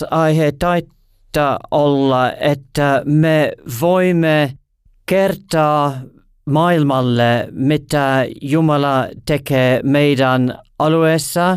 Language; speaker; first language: Finnish; non-native, learner; English